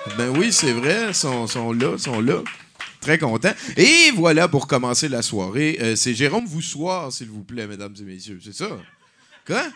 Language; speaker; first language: French; native; French